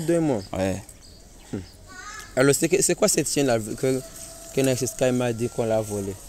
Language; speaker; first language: French; non-native, learner; Rundi